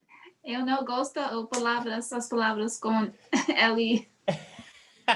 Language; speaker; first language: Portuguese; non-native, learner; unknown